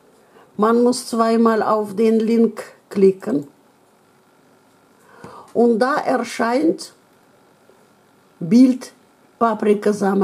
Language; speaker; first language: German; non-native, learner; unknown